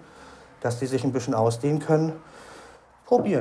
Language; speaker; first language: German; native; German